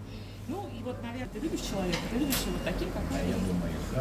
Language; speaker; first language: Russian; native; Russian